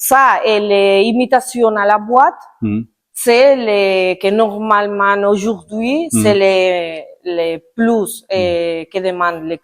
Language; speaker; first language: French; non-native, learner; Spanish